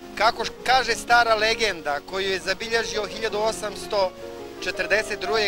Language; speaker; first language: Bosnian; native; Bosnian